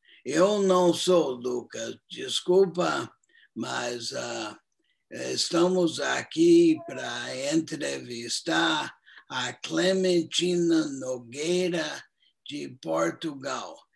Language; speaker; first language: Portuguese; non-native, fluent; English